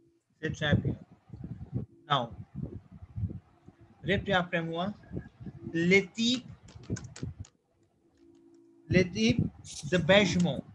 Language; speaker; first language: French; non-native, fluent; Hindi